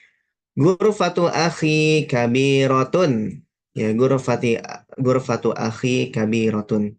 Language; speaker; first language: Arabic; non-native, fluent; Indonesian